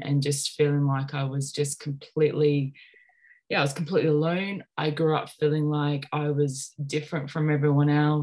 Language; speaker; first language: English; native; English